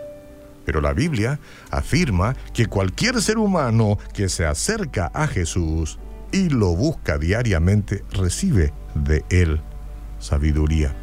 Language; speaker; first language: Spanish; native; Spanish